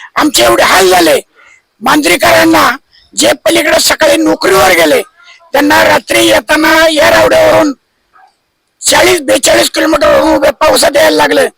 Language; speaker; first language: Marathi; native; Marathi